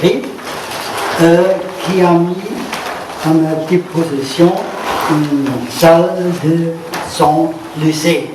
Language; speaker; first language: French; non-native, learner; German